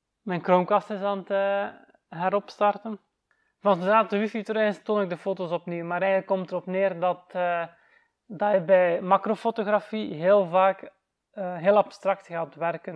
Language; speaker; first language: Dutch; native; Dutch